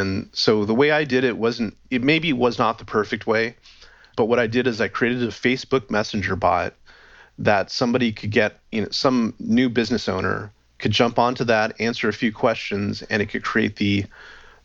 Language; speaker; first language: English; native; English